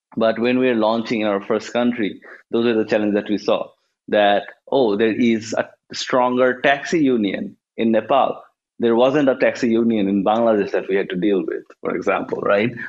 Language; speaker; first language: English; non-native, local second language; Bangla